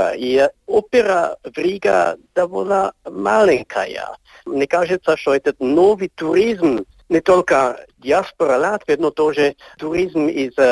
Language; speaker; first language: Russian; non-native, learner; Swiss German